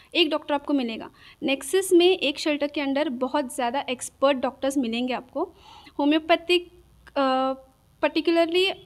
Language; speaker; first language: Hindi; non-native, local second language; Urdu